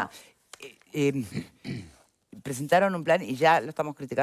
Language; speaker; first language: Spanish; native; Spanish